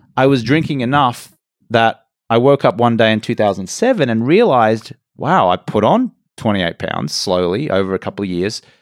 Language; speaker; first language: English; native; English